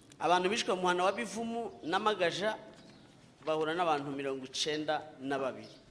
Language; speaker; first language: Kinyarwanda; native; Kinyarwanda